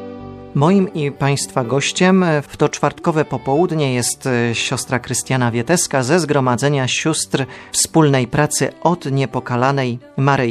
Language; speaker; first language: Polish; native; Polish